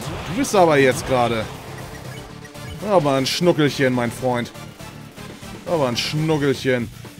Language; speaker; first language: German; native; German